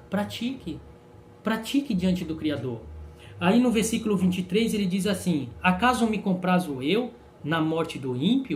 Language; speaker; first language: Portuguese; native; Portuguese